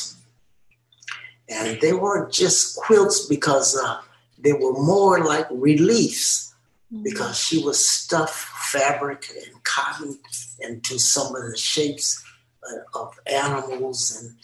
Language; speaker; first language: English; native; English